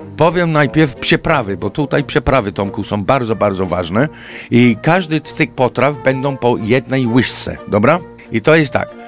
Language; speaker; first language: Polish; non-native, fluent; English